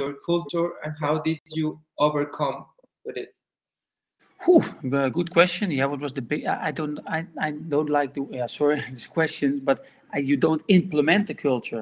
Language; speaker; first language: English; non-native, fluent; Dutch